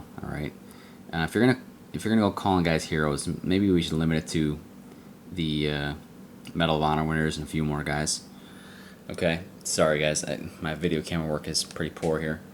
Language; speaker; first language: English; native; English